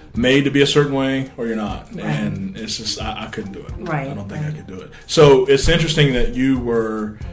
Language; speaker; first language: English; native; English